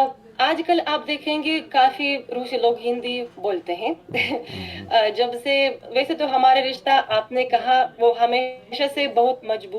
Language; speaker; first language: Hindi; non-native, fluent; Russian